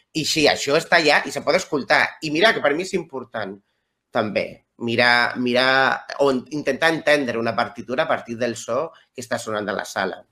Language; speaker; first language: Catalan; non-native, local second language; Spanish